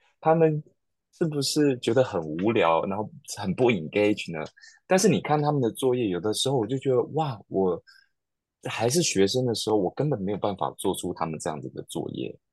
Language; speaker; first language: Chinese; native; Chinese